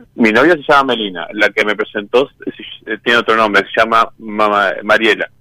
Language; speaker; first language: Spanish; native; Spanish